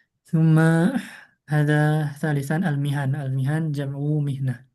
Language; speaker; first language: Arabic; non-native, fluent; Indonesian